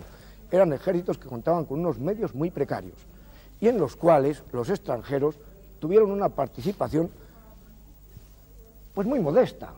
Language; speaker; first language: Spanish; native; Spanish